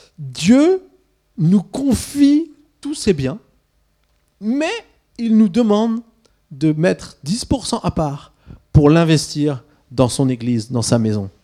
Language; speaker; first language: French; early bilingual, other home language; Swiss German